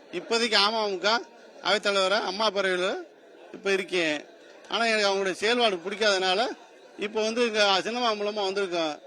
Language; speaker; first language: Tamil; native; Tamil